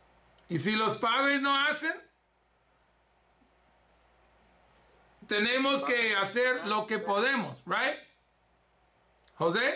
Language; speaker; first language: Spanish; early bilingual, heritage; English